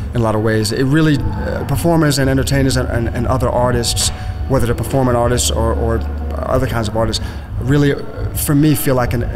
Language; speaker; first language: English; native; English